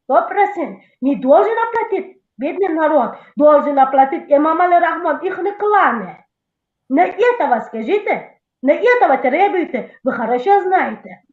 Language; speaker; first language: Russian; non-native, local second language; Tajik